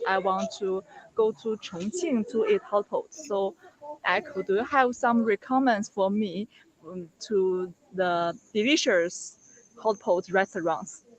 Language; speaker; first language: English; non-native, learner; Chinese